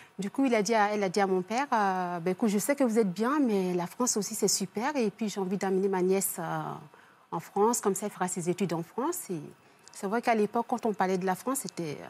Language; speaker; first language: French; early bilingual, other home language; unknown